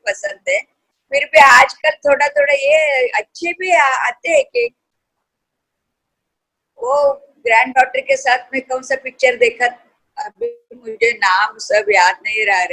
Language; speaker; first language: Hindi; non-native, local second language; Kannada